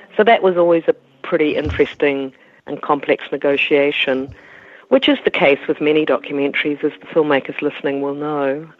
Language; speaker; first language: English; native; English